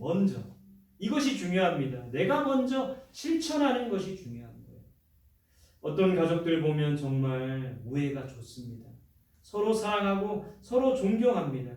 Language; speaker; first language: Korean; native; Korean